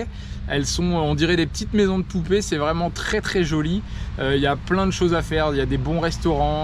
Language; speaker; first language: French; native; French